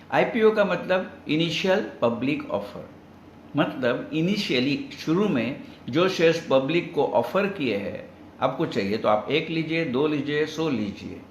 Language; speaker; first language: Hindi; non-native, local second language; Marathi